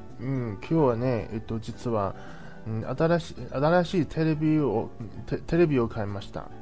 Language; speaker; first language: Japanese; non-native, learner; Chinese